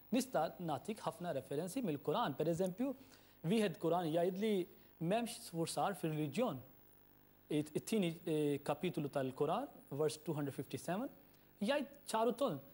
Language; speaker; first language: Maltese; non-native, fluent; Urdu